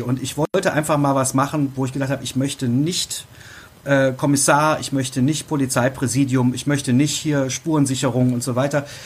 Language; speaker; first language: German; native; German